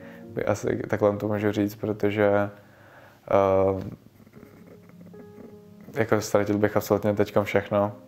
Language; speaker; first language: Czech; early bilingual, other home language; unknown